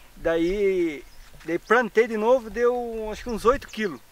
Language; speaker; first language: Portuguese; native; Portuguese